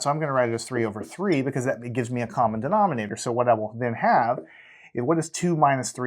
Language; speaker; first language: English; native; English